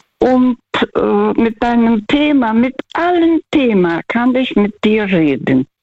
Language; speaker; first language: German; non-native, fluent; Russian